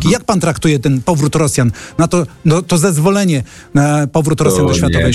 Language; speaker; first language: Polish; native; Polish